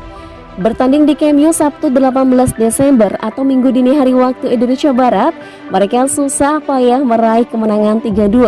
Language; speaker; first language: Indonesian; native; Indonesian